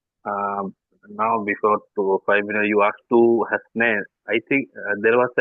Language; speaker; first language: English; non-native, learner; Hindi